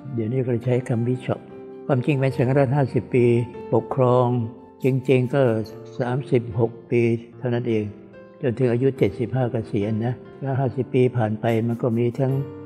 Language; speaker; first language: Thai; non-native, local second language; Vietnamese